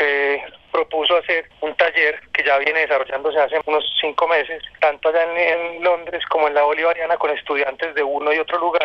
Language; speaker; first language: Spanish; native; Spanish